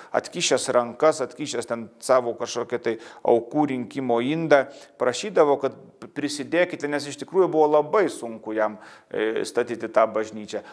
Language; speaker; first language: Lithuanian; native; Lithuanian